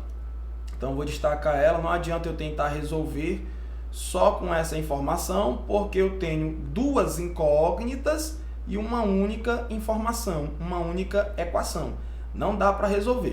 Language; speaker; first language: Portuguese; native; Portuguese